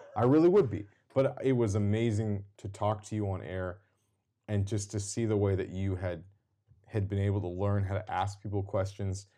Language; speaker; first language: English; native; English